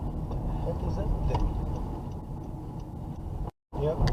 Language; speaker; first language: English; native; English